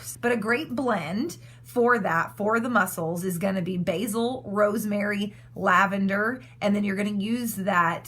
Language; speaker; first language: English; native; English